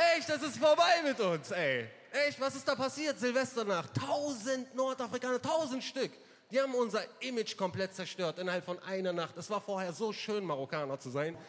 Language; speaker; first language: German; early bilingual, other home language; Arabic